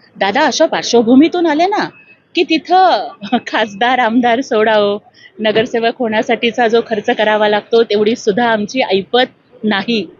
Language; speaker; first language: Marathi; non-native, local second language; Telugu